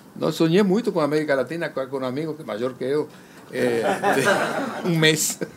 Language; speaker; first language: Spanish; native; Spanish